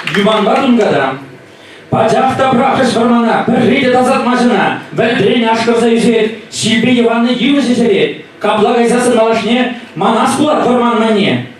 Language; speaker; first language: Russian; non-native, local second language; Chuvash